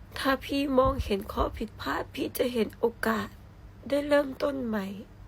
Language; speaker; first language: Thai; early bilingual, other home language; Vietnamese